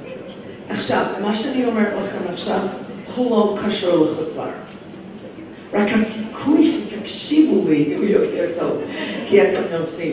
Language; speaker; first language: Hebrew; non-native, fluent; English